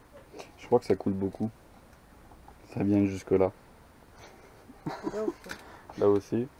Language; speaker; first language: French; native; French